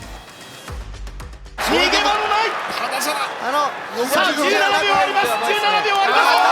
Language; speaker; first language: Japanese; native; Japanese